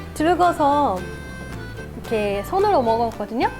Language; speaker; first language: Korean; non-native, fluent; Hebrew